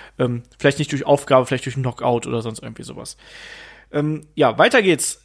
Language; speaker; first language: German; native; German